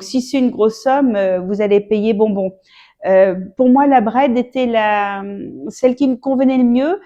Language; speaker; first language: French; native; French